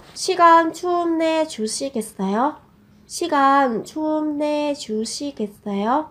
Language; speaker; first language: Korean; non-native, fluent; Vietnamese